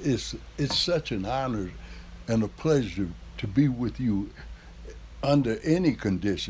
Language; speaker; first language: English; native; English